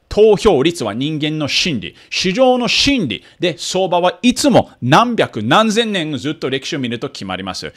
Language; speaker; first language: Japanese; early bilingual, heritage; Japanese